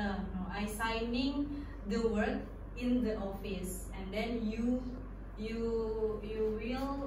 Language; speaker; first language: English; non-native, learner; Indonesian